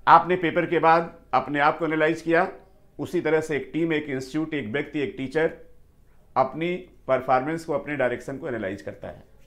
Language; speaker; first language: Hindi; native; Hindi